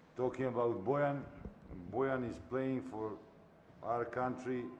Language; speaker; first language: English; non-native, fluent; Bulgarian